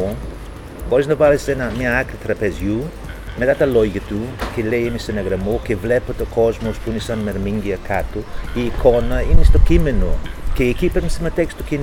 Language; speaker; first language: Greek; non-native, fluent; English